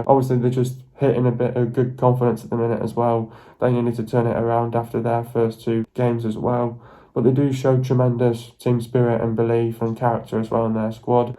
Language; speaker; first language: English; native; English